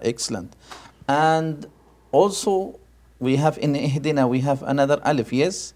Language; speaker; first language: English; non-native, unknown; Arabic